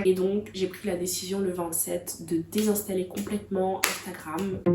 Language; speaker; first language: French; native; French